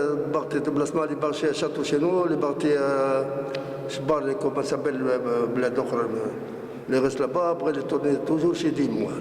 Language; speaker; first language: French; non-native, learner; Arabic